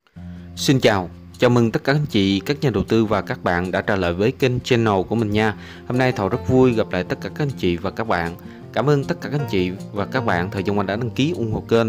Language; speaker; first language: Vietnamese; native; Vietnamese